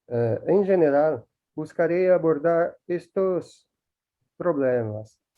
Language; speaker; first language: Spanish; non-native, learner; Portuguese